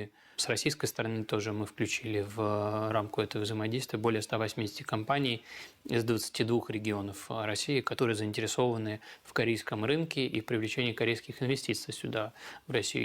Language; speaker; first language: Russian; native; Russian